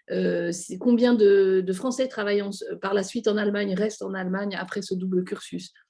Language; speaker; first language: French; native; French